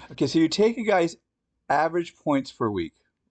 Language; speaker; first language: English; native; English